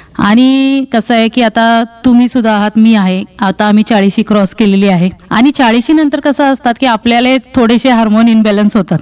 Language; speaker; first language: Marathi; native; Marathi